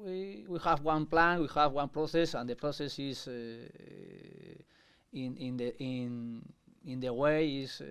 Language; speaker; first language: English; non-native, learner; Spanish